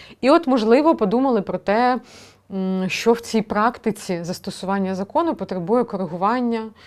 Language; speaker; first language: Ukrainian; native; Ukrainian